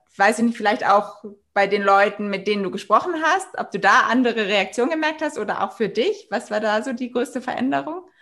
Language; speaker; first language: German; native; German